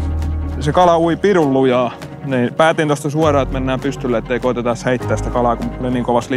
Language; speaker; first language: Finnish; native; Finnish